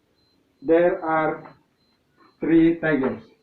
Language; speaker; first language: English; non-native, learner; Indonesian